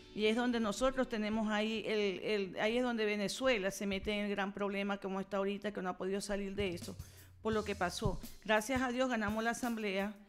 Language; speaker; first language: Spanish; native; Spanish